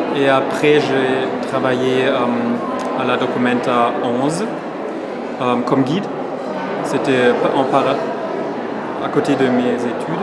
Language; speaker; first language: French; non-native, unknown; German